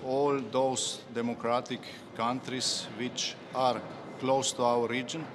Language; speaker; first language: English; non-native, fluent; Slovenian